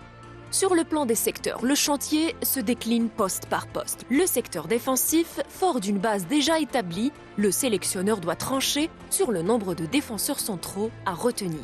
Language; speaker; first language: French; native; French